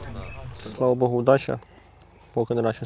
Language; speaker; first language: Ukrainian; native; Ukrainian